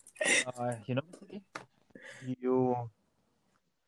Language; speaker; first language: English; non-native, fluent; German